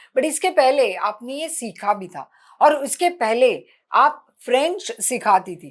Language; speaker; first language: Hindi; non-native, local second language; Marathi